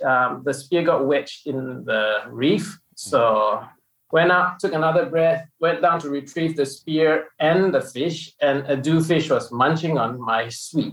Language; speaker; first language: English; non-native, local second language; Min Nan Chinese